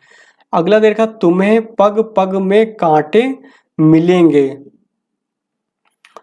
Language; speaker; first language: Hindi; native; Hindi